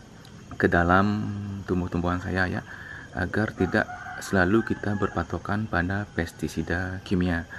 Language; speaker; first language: Indonesian; native; Indonesian